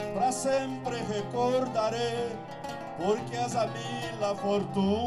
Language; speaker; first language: Spanish; non-native, fluent; Portuguese